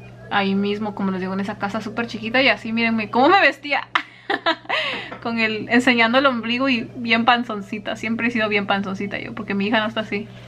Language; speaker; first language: Spanish; early bilingual, heritage; Spanish